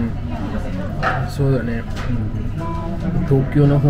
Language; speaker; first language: Japanese; non-native, learner; Kannada